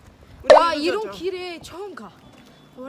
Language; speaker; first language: Korean; non-native, fluent; Arabic